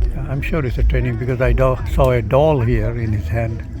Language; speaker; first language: English; non-native, local second language; Bangla